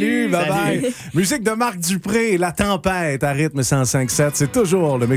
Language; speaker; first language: French; native; French